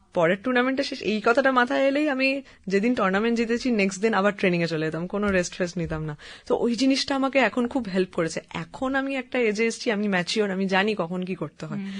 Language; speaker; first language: Bangla; native; Bangla